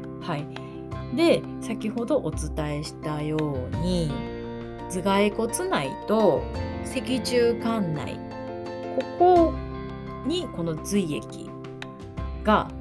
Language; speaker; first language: Japanese; native; Japanese